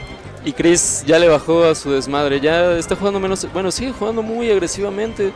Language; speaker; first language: Spanish; native; Spanish